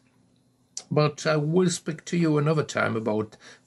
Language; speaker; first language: English; non-native, fluent; French